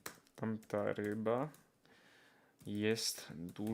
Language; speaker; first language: Polish; non-native, learner; English